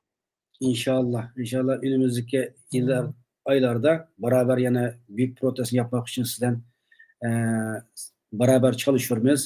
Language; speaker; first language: Turkish; non-native, learner; Uyghur